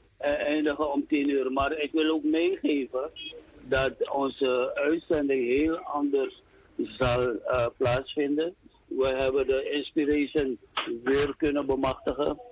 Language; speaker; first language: Dutch; native; Dutch